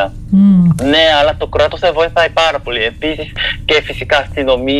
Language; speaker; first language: Greek; non-native, fluent; Japanese